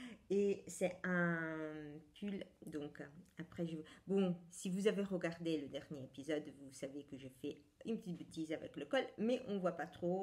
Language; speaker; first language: French; non-native, fluent; Italian